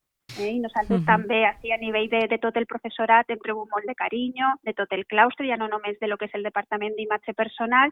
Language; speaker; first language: Catalan; native; Catalan